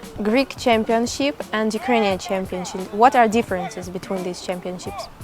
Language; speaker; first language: English; non-native, learner; Ukrainian